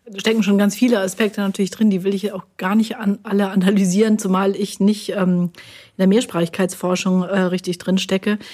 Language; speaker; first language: German; native; German